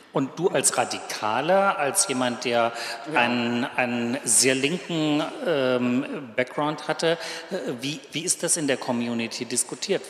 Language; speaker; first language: German; native; German